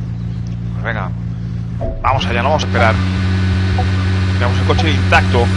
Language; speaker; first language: Spanish; native; Spanish